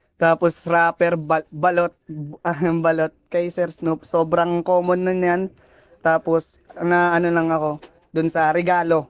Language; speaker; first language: Filipino; non-native, local second language; Cebuano